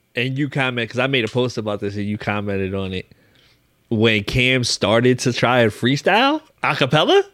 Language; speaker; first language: English; native; English